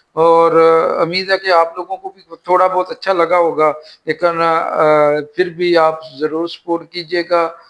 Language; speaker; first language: Urdu; non-native, local second language; Punjabi